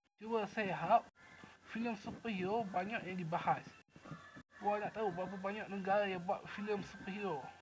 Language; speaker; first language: Malay; native; Malay